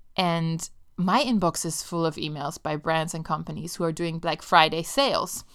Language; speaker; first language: English; non-native, fluent; Italian